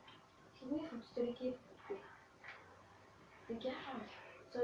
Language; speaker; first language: French; native; French